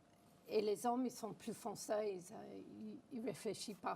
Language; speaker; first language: French; non-native, fluent; English